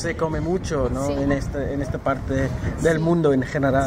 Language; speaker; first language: Spanish; non-native, fluent; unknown